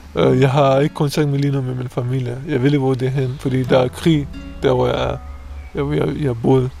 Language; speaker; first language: Danish; non-native, fluent; Persian